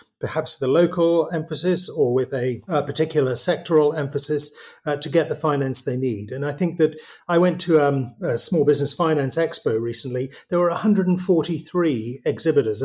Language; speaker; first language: English; native; English